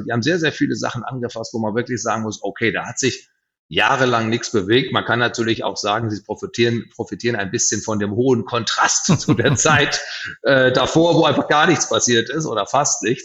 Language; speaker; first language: German; native; German